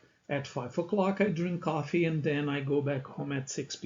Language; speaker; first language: English; non-native, learner; Portuguese